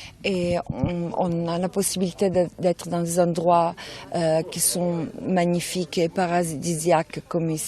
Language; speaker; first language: French; non-native, fluent; Italian